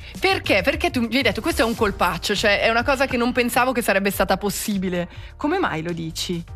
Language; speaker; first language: Italian; native; Italian